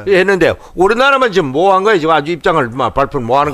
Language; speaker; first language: Korean; native; Korean